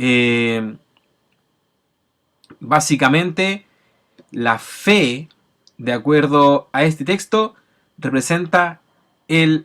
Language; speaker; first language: Spanish; native; Spanish